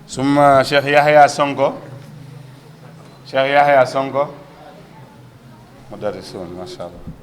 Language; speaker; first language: Arabic; non-native, fluent; Wolof